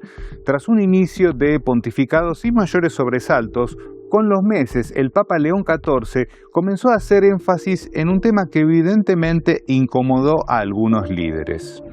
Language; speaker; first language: Spanish; native; Spanish